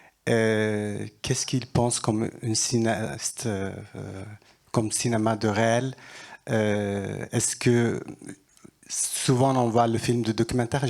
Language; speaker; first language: French; non-native, learner; Kurdish